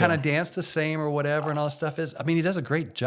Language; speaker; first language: English; native; English